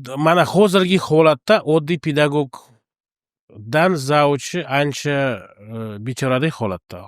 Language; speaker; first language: Uzbek; non-native, local second language; Russian